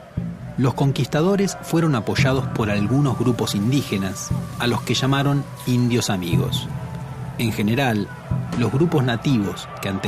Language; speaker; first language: Spanish; native; Spanish